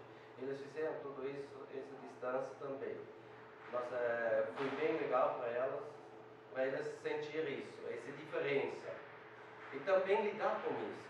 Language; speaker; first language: Portuguese; non-native, fluent; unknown